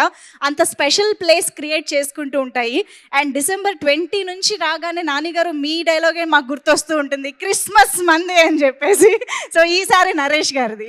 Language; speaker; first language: Telugu; native; Telugu